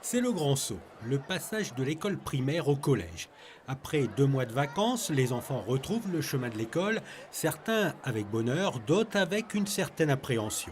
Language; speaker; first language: French; native; French